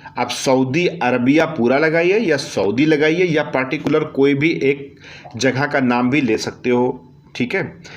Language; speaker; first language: Hindi; native; Hindi